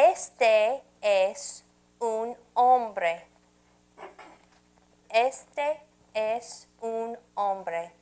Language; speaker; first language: Spanish; non-native, fluent; English